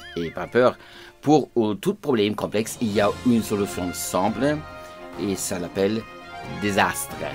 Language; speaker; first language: French; non-native, fluent; German